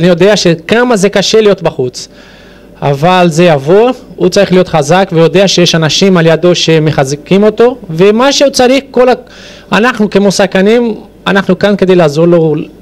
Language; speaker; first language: Hebrew; non-native, fluent; Portuguese